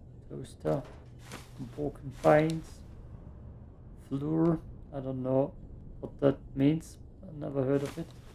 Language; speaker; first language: English; non-native, fluent; German